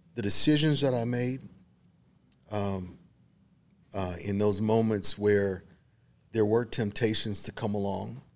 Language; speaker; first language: English; native; English